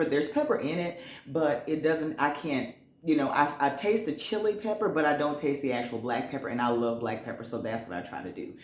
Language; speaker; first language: English; native; English